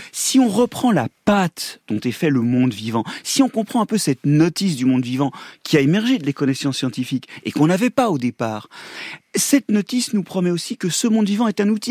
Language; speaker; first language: French; native; French